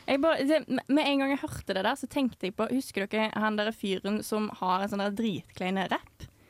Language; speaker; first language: Norwegian; native; Norwegian